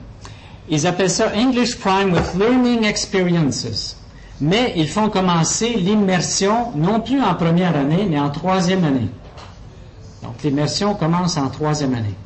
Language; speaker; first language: French; native; French